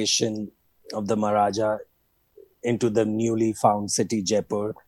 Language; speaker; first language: English; non-native, local second language; Hindi